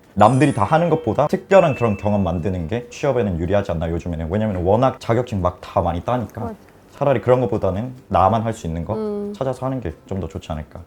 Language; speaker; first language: Korean; early bilingual, heritage; Korean